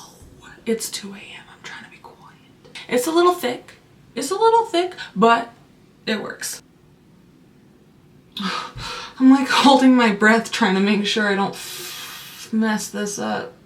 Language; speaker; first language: English; native; English